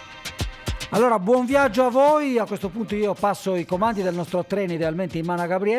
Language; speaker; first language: Italian; native; Italian